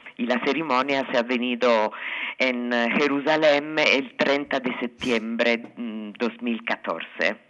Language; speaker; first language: Spanish; early bilingual, heritage; Italian